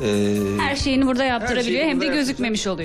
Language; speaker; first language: Turkish; native; Turkish